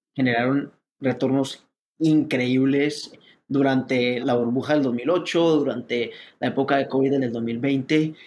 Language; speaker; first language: Spanish; native; Spanish